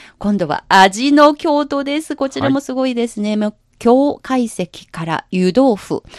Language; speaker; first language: Japanese; non-native, fluent; Chinese